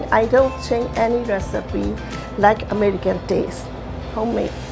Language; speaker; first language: English; non-native, learner; Burmese